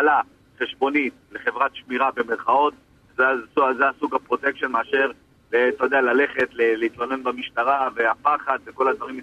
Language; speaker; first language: Hebrew; native; Hebrew